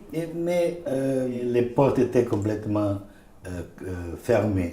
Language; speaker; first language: French; non-native, fluent; Portuguese